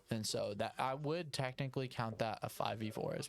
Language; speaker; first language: English; native; English